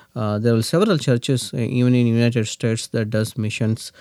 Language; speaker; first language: English; non-native, local second language; Telugu